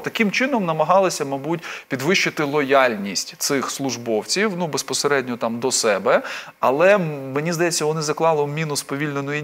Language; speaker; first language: Ukrainian; native; Ukrainian